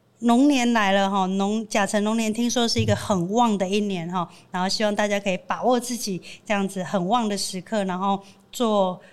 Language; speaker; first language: Chinese; native; Chinese